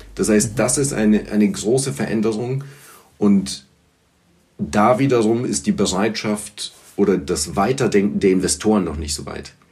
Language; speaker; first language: German; early bilingual, other home language; Bulgarian